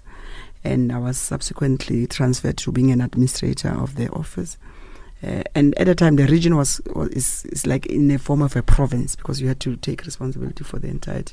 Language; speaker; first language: English; non-native, local second language; Tswana